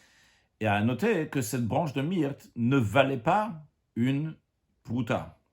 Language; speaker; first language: French; native; French